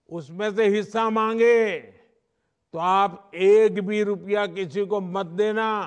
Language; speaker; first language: Hindi; non-native, local second language; Gujarati